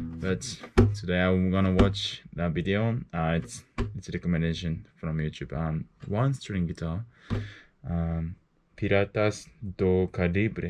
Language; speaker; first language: English; non-native, fluent; Japanese